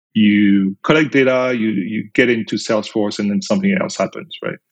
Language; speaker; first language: English; non-native, fluent; French